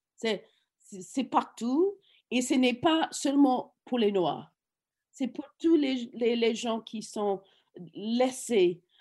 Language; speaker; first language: French; non-native, fluent; English